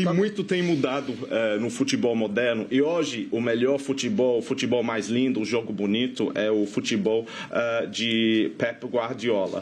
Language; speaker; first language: Portuguese; non-native, fluent; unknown